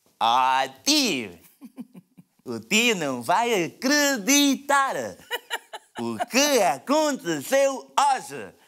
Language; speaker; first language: Portuguese; native; Portuguese